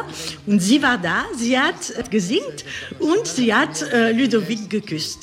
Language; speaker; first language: German; non-native, learner; French